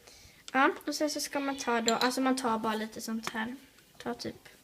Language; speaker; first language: Swedish; native; Swedish